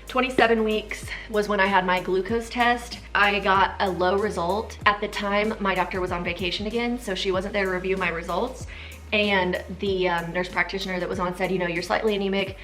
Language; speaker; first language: English; native; English